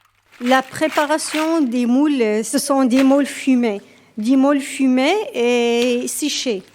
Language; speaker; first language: French; non-native, local second language; Berber languages